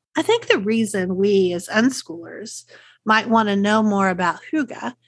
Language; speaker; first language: English; native; English